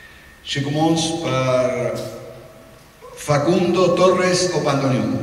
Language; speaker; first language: French; non-native, fluent; Spanish